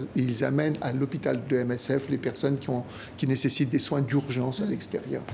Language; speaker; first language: French; native; French